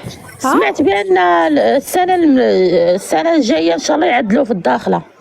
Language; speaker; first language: Arabic; native; Arabic